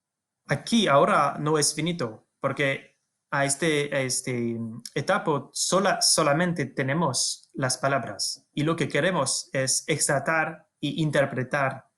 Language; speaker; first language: Spanish; non-native, fluent; French